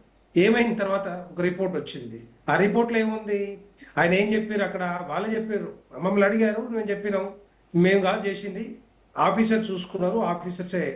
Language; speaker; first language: Telugu; native; Telugu